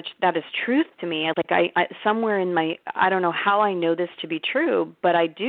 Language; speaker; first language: English; native; English